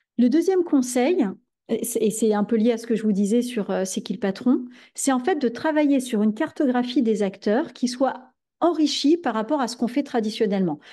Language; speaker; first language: French; native; French